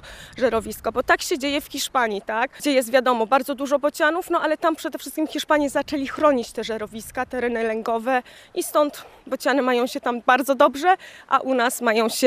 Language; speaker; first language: Polish; native; Polish